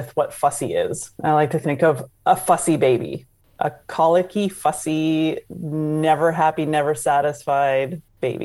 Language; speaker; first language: English; native; English